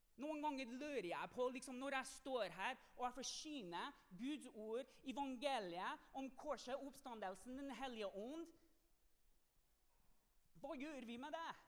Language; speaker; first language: Norwegian; non-native, fluent; English